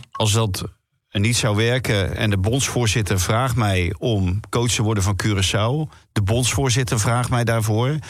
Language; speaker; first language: Dutch; native; Dutch